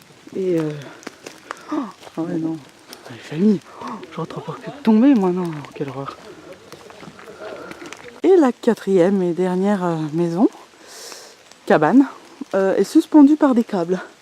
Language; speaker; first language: French; native; French